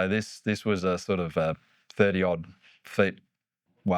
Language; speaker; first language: English; native; English